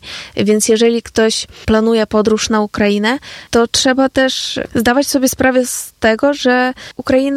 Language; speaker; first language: Polish; non-native, fluent; Ukrainian